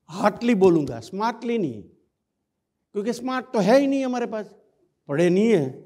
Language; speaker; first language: Hindi; non-native, local second language; Gujarati